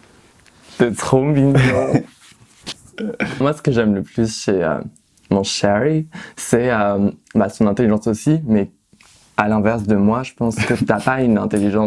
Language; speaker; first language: French; native; French